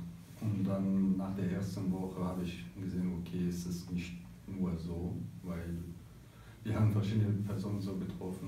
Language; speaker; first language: German; non-native, fluent; Arabic